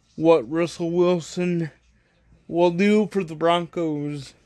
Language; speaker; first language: English; native; English